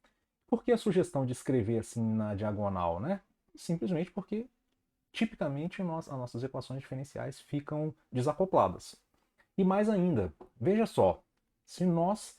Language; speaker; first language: Portuguese; native; Portuguese